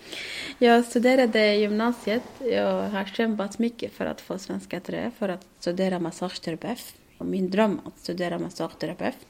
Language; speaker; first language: Swedish; non-native, learner; Arabic